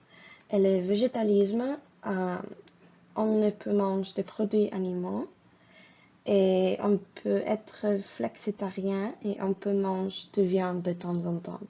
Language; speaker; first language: French; non-native, fluent; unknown